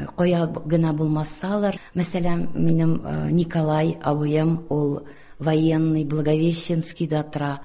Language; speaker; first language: Tatar; non-native, local second language; Russian